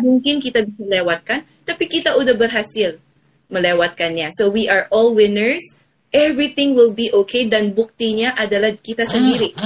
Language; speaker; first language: Indonesian; non-native, fluent; Filipino